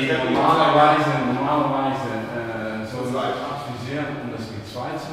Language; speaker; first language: German; non-native, fluent; Dutch